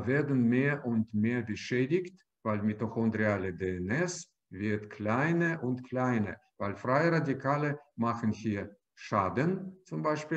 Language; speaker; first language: German; non-native, fluent; Russian